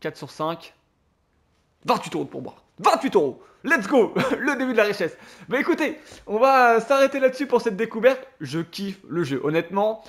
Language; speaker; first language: French; native; French